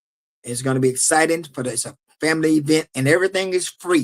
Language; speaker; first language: English; native; English